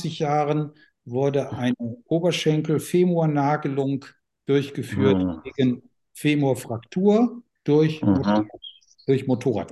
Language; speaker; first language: German; native; German